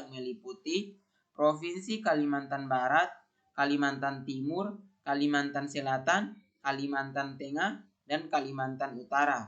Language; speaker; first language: Indonesian; native; Indonesian